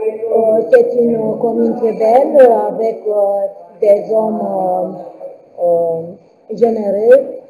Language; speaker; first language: French; non-native, learner; Romanian